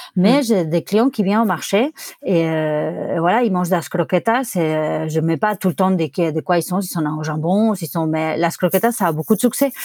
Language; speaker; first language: French; non-native, fluent; Spanish